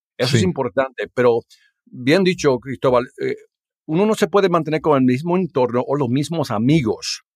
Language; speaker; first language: Spanish; early bilingual, heritage; Spanish